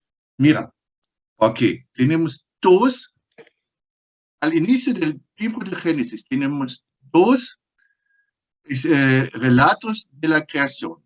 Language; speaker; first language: Spanish; non-native, fluent; German